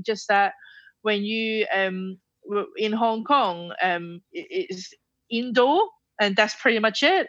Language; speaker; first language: English; non-native, local second language; Cantonese